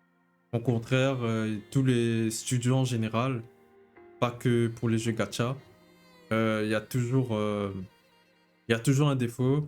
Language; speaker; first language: French; native; French